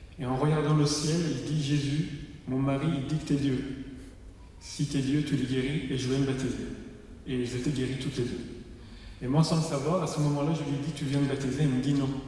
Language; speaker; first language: French; non-native, fluent; Persian